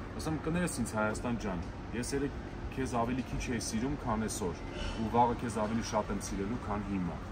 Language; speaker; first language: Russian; non-native, fluent; Armenian